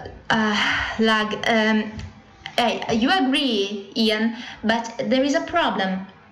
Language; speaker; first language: English; non-native, learner; Italian